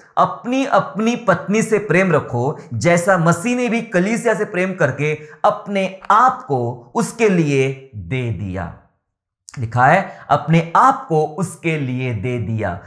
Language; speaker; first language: Hindi; non-native, local second language; Marathi